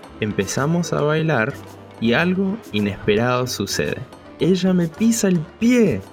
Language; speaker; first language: Spanish; early bilingual, heritage; Spanish